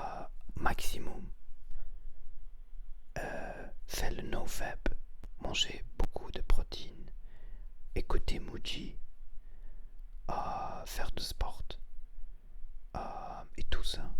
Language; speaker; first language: French; non-native, learner; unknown